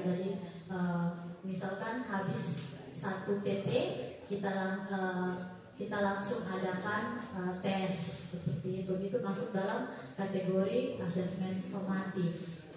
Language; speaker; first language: Indonesian; native; Indonesian